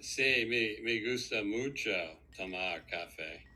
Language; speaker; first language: Spanish; non-native, learner; English